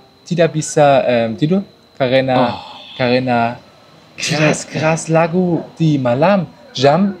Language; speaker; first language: Indonesian; non-native, learner; German